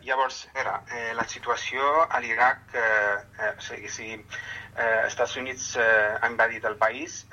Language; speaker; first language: Catalan; non-native, fluent; Arabic